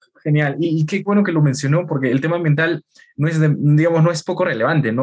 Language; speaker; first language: Spanish; native; Spanish